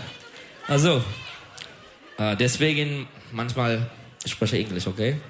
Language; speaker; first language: German; non-native, learner; Turkish